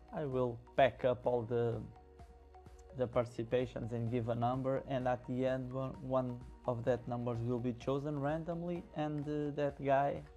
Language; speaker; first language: English; non-native, fluent; Portuguese